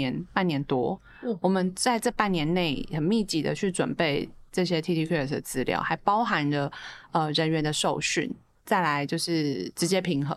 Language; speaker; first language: Chinese; native; Chinese